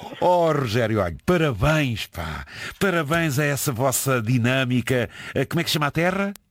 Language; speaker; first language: Portuguese; native; Portuguese